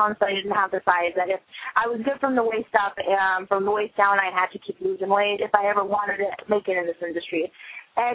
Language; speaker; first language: English; native; English